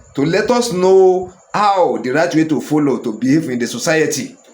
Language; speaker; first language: English; non-native, local second language; Yoruba